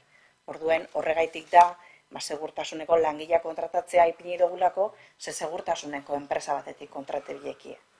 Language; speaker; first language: Basque; native; Basque